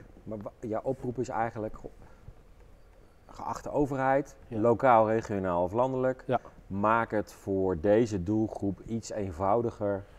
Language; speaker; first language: Dutch; native; Dutch